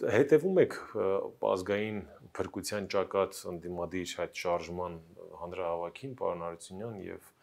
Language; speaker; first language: Armenian; native; Armenian